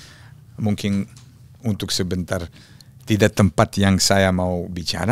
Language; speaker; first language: Indonesian; non-native, fluent; Serbian